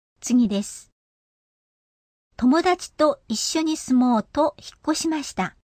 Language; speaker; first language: Japanese; non-native, fluent; Korean